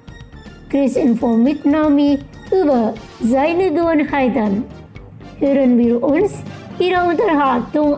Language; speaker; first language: German; non-native, fluent; Indonesian